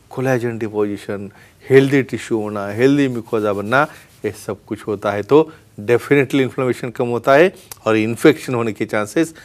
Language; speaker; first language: Hindi; non-native, local second language; Marathi